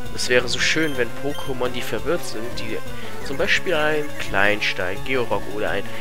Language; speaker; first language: German; native; German